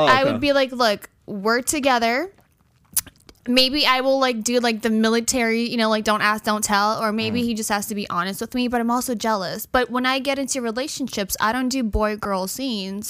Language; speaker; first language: English; native; English